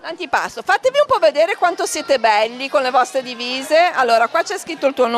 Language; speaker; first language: Italian; native; Italian